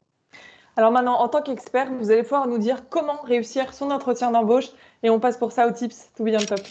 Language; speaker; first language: French; native; French